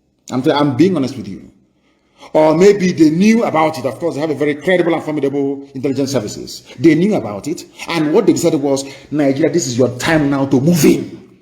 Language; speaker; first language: English; non-native, local second language; Igbo